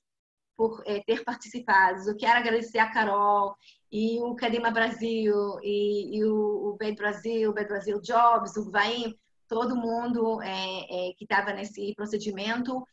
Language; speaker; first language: Portuguese; non-native, fluent; Hebrew